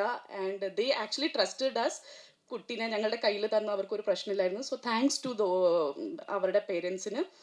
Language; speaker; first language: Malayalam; early bilingual, heritage; Malayalam